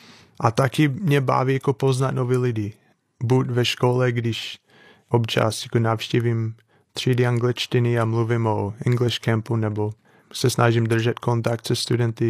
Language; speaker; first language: Czech; non-native, fluent; English